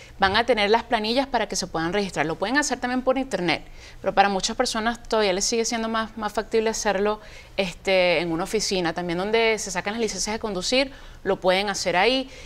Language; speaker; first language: Spanish; native; Spanish